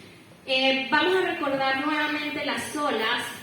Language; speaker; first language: Spanish; native; Spanish